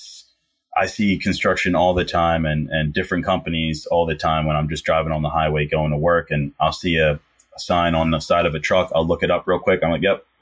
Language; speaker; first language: English; native; English